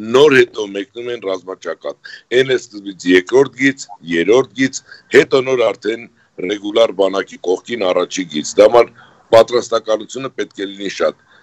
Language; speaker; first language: Armenian; native; Armenian